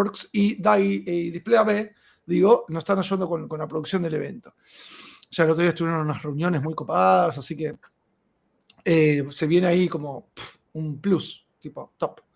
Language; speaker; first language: Spanish; native; Spanish